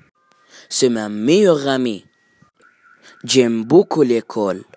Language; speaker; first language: French; non-native, learner; Arabic